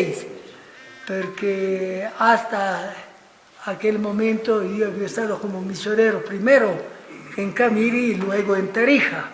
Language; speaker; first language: Spanish; non-native, fluent; Italian